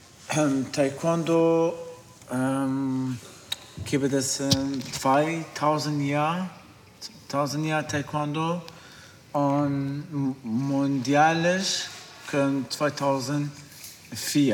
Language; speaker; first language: German; non-native, learner; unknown